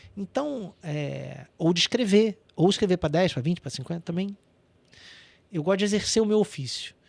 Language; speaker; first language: Portuguese; native; Portuguese